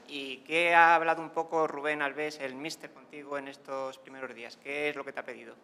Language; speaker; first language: Spanish; native; Spanish